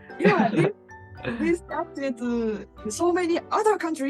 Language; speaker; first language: English; non-native, learner; Japanese